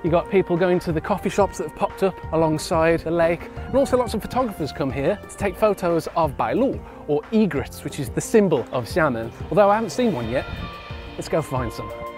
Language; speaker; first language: English; native; English